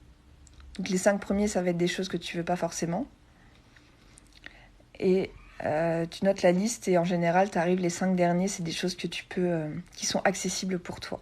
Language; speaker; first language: French; native; French